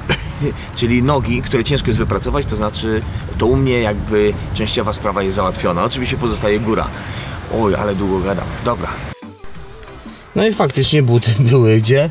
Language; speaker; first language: Polish; native; Polish